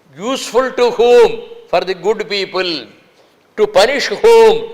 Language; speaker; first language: English; non-native, local second language; Telugu